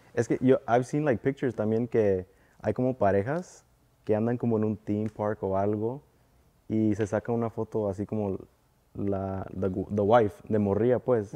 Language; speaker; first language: Spanish; early bilingual, heritage; Spanish